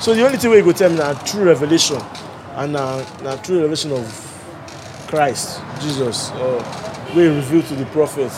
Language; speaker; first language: Nigerian Pidgin; native; Nigerian Pidgin